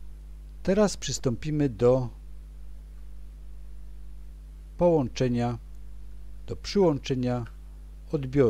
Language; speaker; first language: Polish; native; Polish